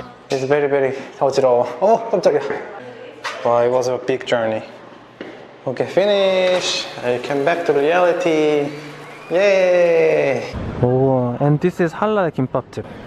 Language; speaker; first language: English; non-native, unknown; Korean